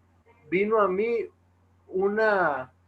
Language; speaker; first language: Spanish; native; Spanish